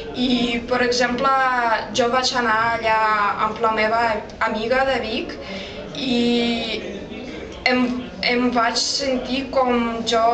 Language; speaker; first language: Catalan; non-native, fluent; Russian